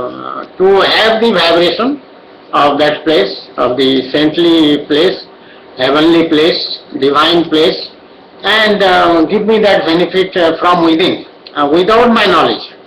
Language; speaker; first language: English; non-native, local second language; Odia